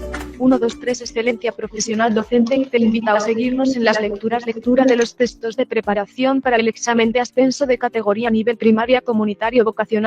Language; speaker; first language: Spanish; native; Spanish